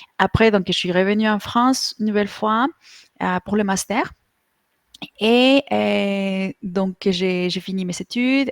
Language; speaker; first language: French; non-native, fluent; Spanish